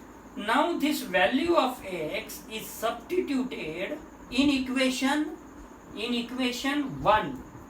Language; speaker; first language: English; non-native, local second language; Marathi